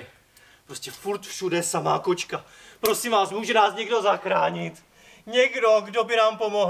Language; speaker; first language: Czech; native; Czech